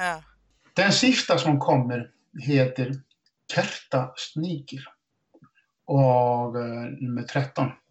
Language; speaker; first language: Swedish; non-native, fluent; Icelandic